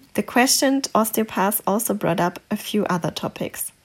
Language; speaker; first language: English; non-native, fluent; German